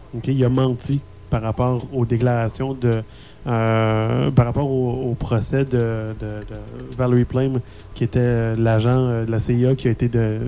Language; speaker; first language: French; native; French